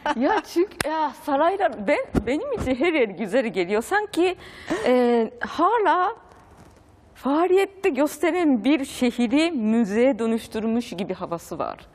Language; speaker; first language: Turkish; non-native, fluent; Japanese